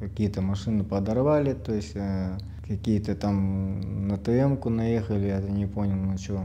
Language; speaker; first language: Russian; native; Russian